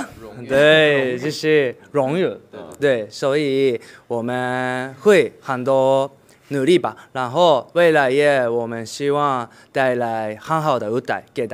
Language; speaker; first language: Chinese; non-native, learner; Thai